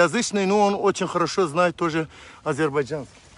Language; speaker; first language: Russian; non-native, local second language; Azerbaijani